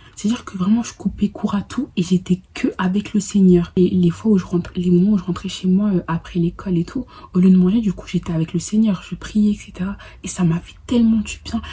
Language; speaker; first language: French; early bilingual, other home language; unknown